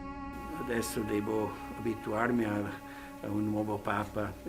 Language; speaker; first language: Italian; non-native, fluent; English